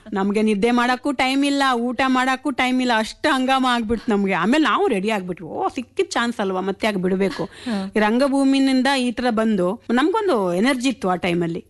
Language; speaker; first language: Kannada; non-native, local second language; Konkani